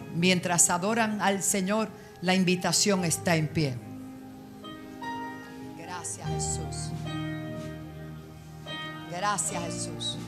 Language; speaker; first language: Spanish; native; Spanish